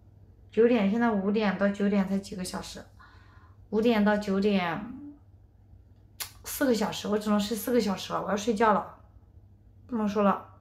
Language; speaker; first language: Chinese; native; Chinese